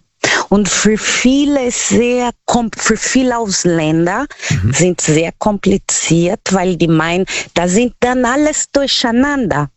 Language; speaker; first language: German; non-native, fluent; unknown